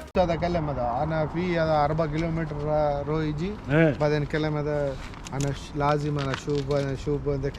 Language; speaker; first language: Arabic; non-native, learner; Telugu